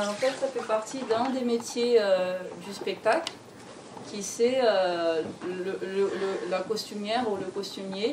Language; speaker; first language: French; non-native, fluent; Portuguese